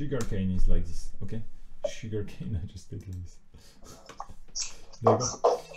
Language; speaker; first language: English; non-native, fluent; French